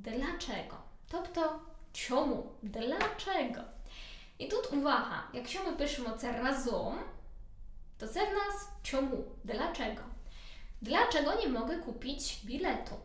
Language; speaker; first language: Polish; non-native, learner; Ukrainian